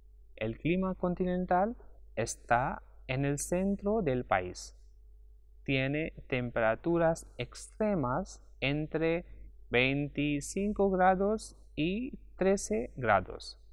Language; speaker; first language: Spanish; non-native, fluent; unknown